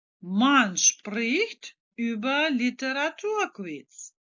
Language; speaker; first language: German; non-native, fluent; Ukrainian